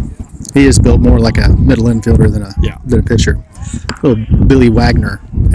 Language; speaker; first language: English; native; English